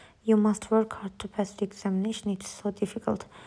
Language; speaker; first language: English; non-native, fluent; Azerbaijani